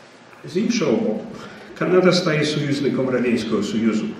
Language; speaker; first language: Ukrainian; early bilingual, heritage; Ukrainian